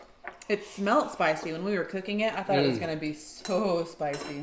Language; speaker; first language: English; native; English